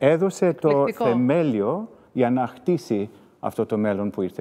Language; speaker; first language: Greek; early bilingual, heritage; Greek